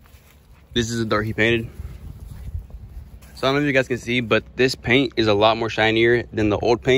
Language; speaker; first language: English; native; English